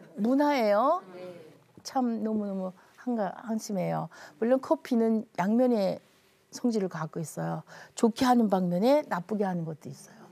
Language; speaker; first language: Korean; native; Korean